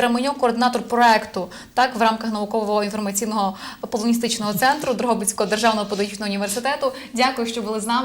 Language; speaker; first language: Ukrainian; native; Ukrainian